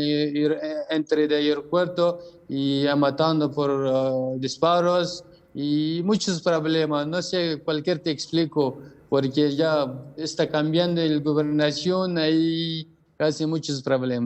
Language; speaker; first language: Spanish; non-native, learner; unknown